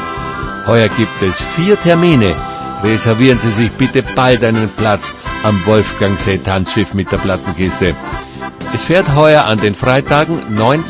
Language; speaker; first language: German; native; German